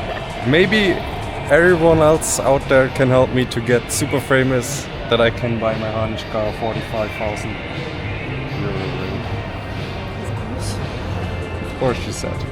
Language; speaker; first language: English; non-native, fluent; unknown